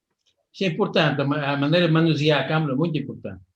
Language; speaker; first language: Portuguese; native; Portuguese